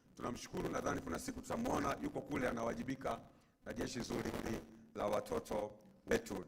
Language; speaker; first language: Swahili; native; Swahili